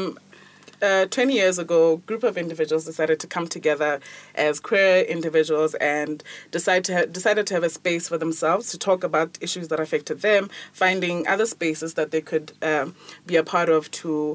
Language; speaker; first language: English; non-native, local second language; Tswana